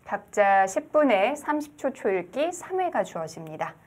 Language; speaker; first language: Korean; native; Korean